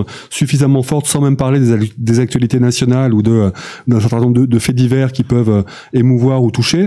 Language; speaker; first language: French; native; French